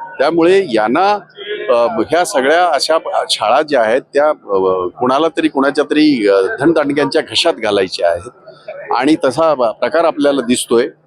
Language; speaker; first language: Marathi; native; Marathi